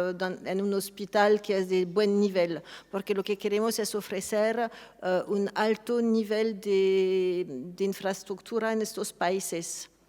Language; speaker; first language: Spanish; non-native, fluent; French